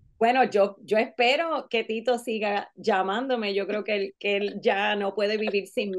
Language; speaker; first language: Spanish; native; Spanish